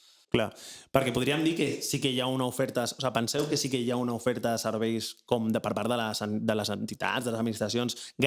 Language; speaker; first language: Catalan; native; Catalan